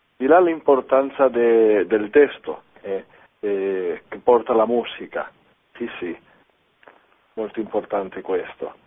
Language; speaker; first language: Italian; non-native, fluent; Spanish